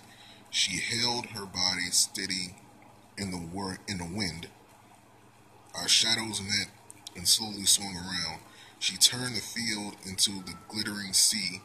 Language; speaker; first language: English; native; English